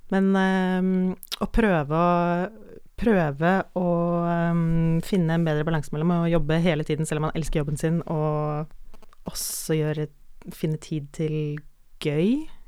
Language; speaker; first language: Norwegian; native; Norwegian